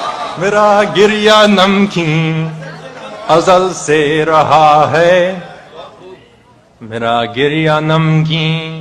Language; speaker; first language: Urdu; non-native, fluent; English